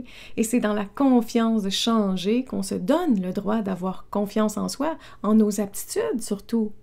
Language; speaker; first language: French; native; French